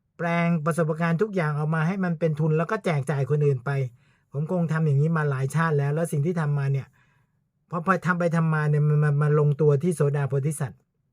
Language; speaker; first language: Thai; native; Thai